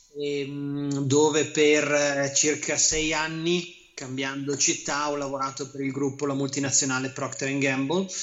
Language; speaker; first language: Italian; native; Italian